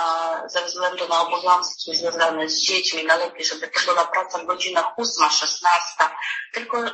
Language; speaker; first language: Polish; non-native, fluent; Ukrainian